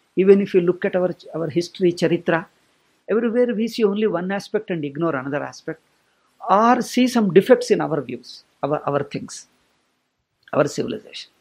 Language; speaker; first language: English; non-native, local second language; Kannada